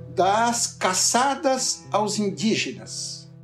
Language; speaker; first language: Portuguese; native; Portuguese